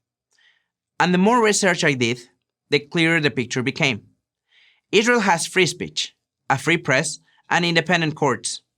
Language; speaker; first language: English; non-native, fluent; Spanish